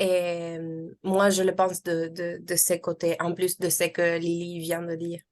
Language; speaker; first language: French; non-native, fluent; Spanish